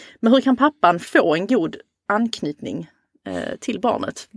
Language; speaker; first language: Swedish; native; Swedish